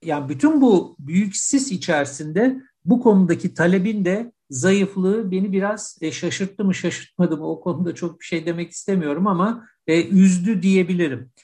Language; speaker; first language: Turkish; native; Turkish